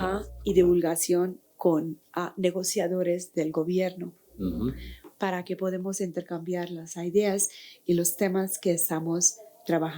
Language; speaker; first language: Spanish; non-native, fluent; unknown